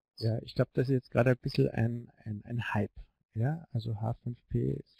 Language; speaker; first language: German; native; German